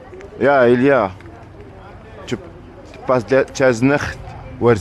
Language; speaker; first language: French; non-native, learner; Arabic